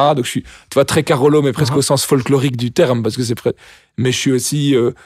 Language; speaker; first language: French; native; French